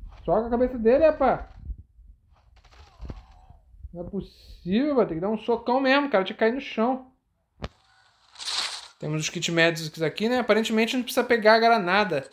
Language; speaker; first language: Portuguese; native; Portuguese